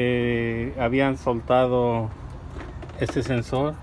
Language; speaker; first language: Spanish; native; Spanish